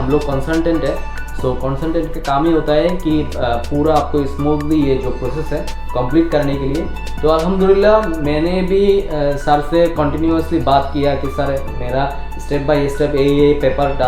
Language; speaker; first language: Hindi; non-native, fluent; Bangla